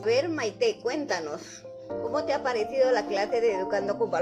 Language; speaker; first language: Spanish; native; Spanish